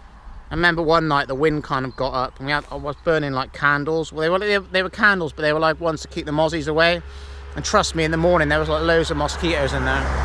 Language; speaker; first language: English; native; English